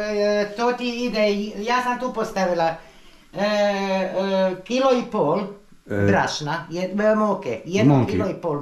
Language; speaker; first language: Polish; non-native, learner; Croatian